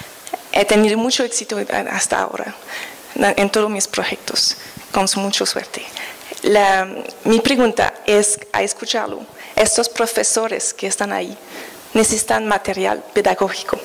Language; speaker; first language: Spanish; non-native, fluent; French